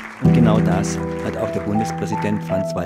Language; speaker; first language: German; native; German